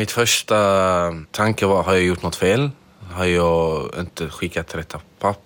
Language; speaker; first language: Swedish; non-native, fluent; Arabic